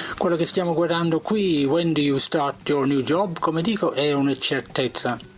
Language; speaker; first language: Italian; non-native, fluent; English